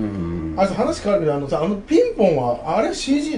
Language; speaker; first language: Japanese; native; Japanese